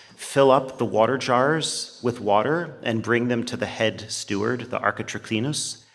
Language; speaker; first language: English; native; English